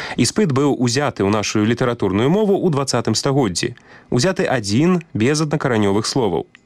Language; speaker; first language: Belarusian; native; Belarusian